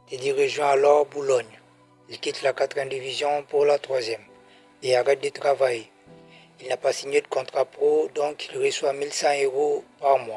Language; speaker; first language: French; native; French